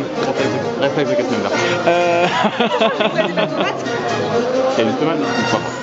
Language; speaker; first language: French; native; French